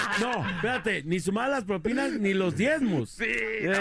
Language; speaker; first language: Spanish; native; Spanish